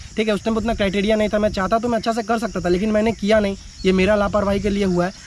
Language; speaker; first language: Hindi; non-native, local second language; Bangla